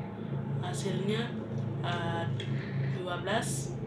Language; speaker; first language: Indonesian; non-native, local second language; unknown